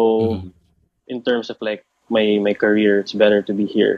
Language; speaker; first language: English; non-native, local second language; Bikol